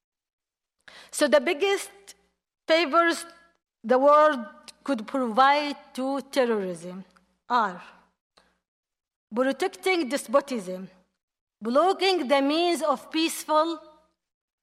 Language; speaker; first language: English; non-native, fluent; Arabic